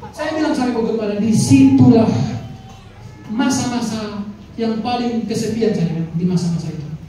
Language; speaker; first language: Indonesian; non-native, local second language; Batak Toba